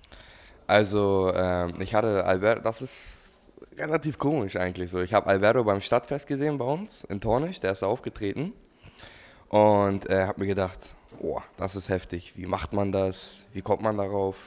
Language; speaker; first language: German; native; German